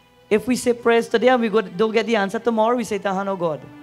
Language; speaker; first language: English; native; English